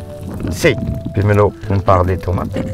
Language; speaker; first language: Spanish; non-native, learner; French